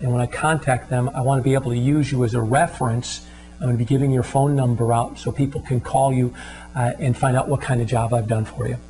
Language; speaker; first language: English; native; English